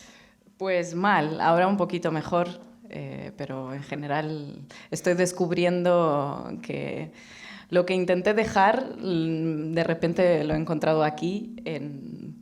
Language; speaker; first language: Spanish; non-native, fluent; Russian